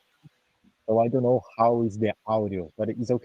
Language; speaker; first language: English; non-native, learner; Portuguese